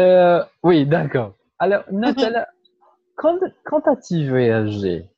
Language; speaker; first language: French; non-native, learner; Portuguese